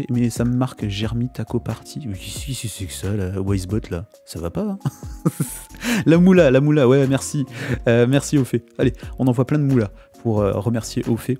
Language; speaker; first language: French; native; French